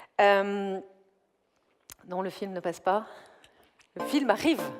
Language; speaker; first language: French; native; French